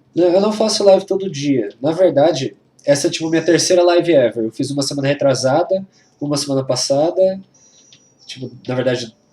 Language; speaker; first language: Portuguese; native; Portuguese